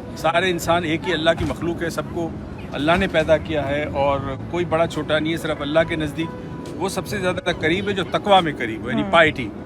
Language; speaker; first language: Urdu; native; Urdu